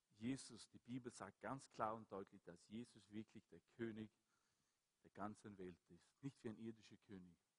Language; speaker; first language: German; non-native, fluent; Swedish